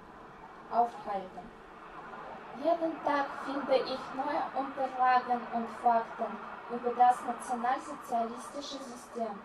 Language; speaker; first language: German; non-native, fluent; Russian